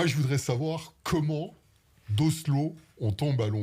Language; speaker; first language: French; native; French